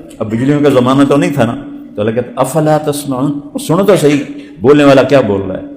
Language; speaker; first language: Urdu; non-native, local second language; Punjabi